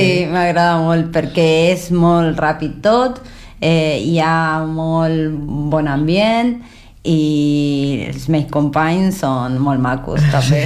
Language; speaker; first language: Catalan; non-native, learner; Spanish